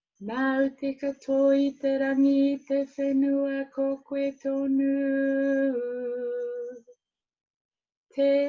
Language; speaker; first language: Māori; non-native, fluent; English